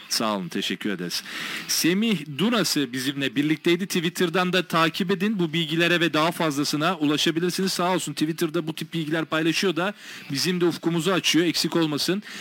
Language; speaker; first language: Turkish; native; Turkish